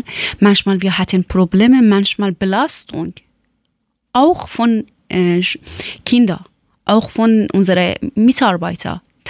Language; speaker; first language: German; non-native, learner; Persian